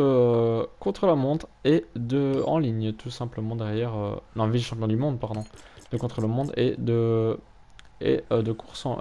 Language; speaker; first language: French; native; French